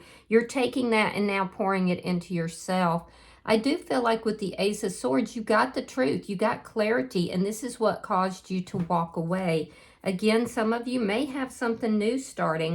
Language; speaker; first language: English; native; English